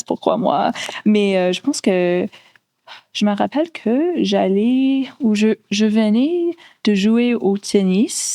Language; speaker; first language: French; non-native, local second language; English